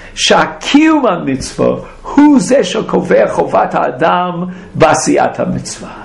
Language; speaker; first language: Hebrew; non-native, fluent; English